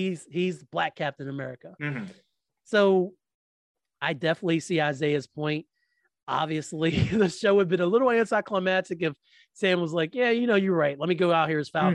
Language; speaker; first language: English; native; English